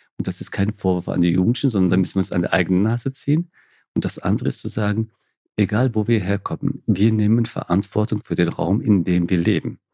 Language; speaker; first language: German; early bilingual, other home language; Kurdish